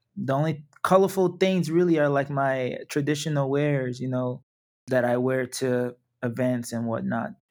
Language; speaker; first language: English; non-native, local second language; Yoruba